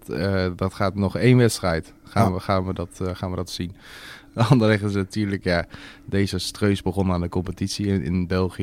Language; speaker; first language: Dutch; native; Dutch